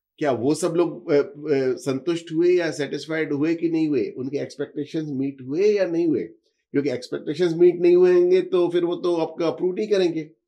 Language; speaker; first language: Hindi; native; Hindi